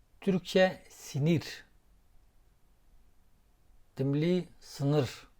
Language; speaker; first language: Turkish; non-native, local second language; Zaza